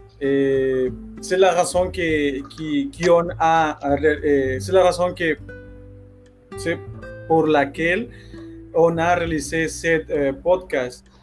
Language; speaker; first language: French; non-native, learner; Spanish